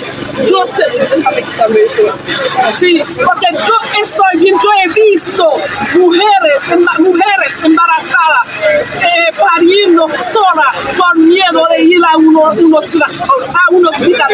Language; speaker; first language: Spanish; non-native, fluent; Haitian Creole